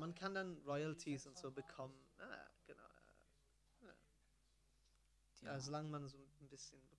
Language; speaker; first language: German; non-native, fluent; Italian